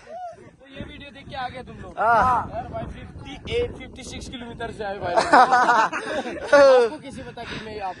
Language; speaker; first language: Hindi; native; Hindi